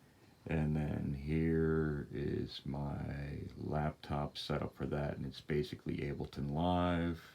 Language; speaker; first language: English; native; English